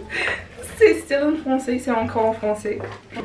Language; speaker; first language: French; non-native, learner; English